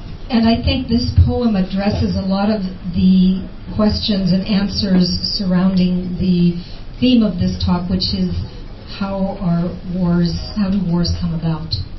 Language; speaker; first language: English; native; English